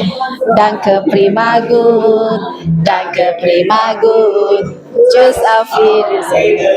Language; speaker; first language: German; non-native, learner; Indonesian